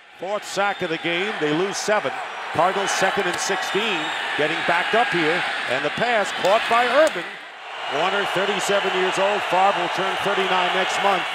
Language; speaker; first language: English; native; English